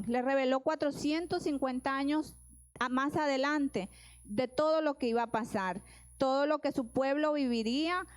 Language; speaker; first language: Spanish; native; Spanish